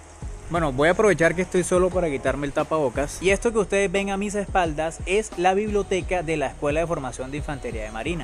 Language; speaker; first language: Spanish; native; Spanish